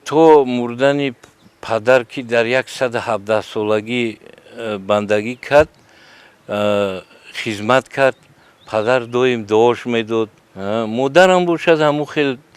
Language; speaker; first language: Tajik; native; Tajik